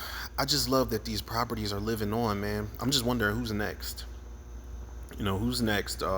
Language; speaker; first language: English; native; English